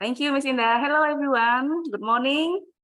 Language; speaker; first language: English; non-native, fluent; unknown